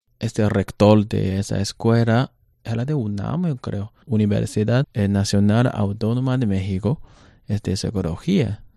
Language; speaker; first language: Spanish; non-native, learner; Chinese